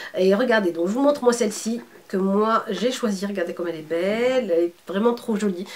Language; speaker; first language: French; early bilingual, other home language; Arabic